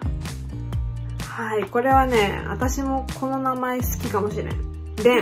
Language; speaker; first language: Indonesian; non-native, fluent; Japanese